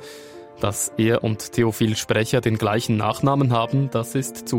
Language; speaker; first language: German; native; German